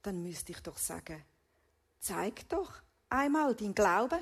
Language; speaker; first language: German; native; German